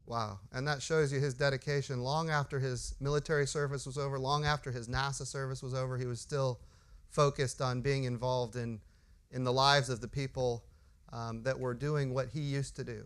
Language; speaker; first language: English; native; English